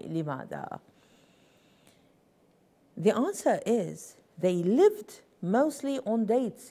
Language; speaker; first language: English; non-native, fluent; Arabic